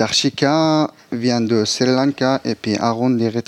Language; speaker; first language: French; non-native, learner; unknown